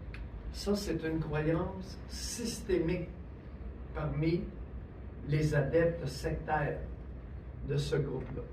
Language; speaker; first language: French; native; French